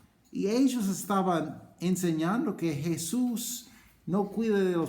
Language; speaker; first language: Spanish; non-native, fluent; English